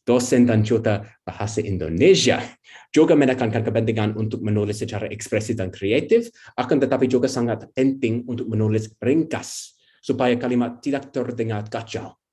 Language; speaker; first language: Indonesian; non-native, fluent; English